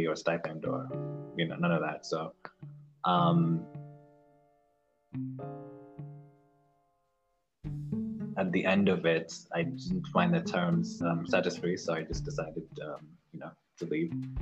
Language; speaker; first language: English; non-native, local second language; Ganda